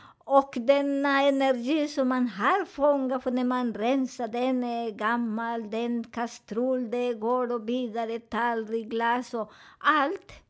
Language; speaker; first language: Swedish; non-native, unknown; Spanish